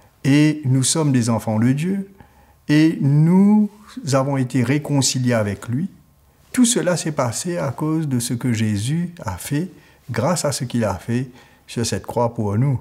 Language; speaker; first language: French; native; French